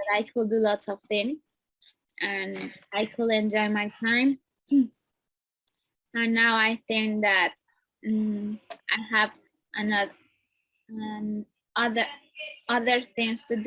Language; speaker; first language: English; non-native, learner; Spanish